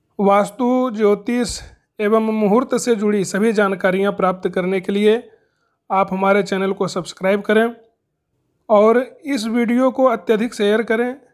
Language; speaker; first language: Hindi; native; Hindi